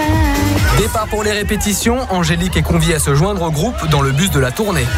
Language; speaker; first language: French; native; French